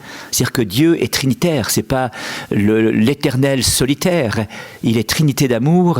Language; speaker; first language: French; native; French